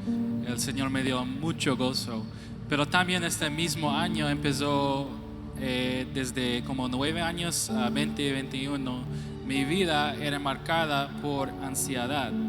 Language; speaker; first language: Spanish; non-native, fluent; English